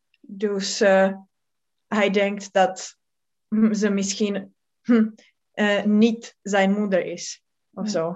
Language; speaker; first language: Dutch; non-native, learner; Czech